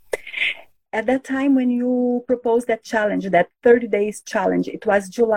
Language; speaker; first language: English; non-native, fluent; Portuguese